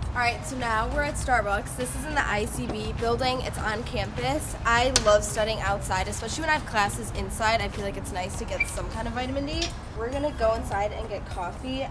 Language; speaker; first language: English; native; English